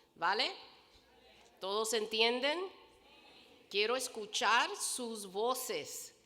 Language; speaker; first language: Spanish; early bilingual, heritage; Spanish